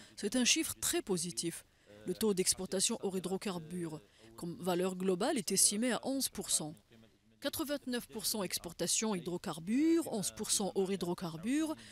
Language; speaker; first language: French; non-native, local second language; Arabic